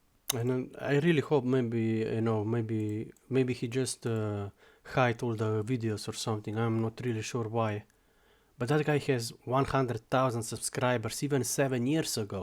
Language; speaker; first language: English; non-native, fluent; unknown